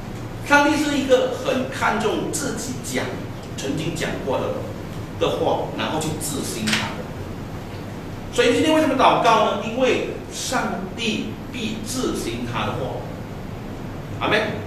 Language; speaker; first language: Chinese; native; Chinese